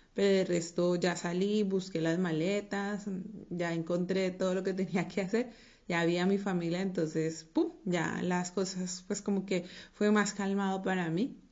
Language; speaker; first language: Spanish; native; Spanish